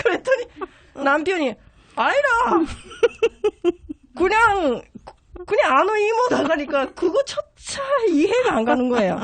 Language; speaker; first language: Korean; non-native, fluent; Japanese